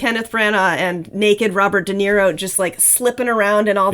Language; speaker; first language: English; native; English